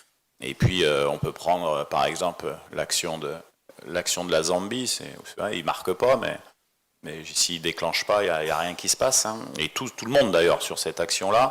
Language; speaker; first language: French; native; French